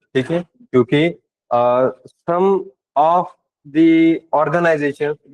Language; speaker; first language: Hindi; non-native, local second language; Marathi